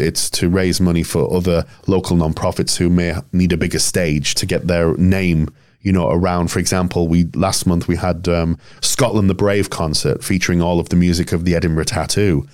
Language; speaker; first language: English; native; English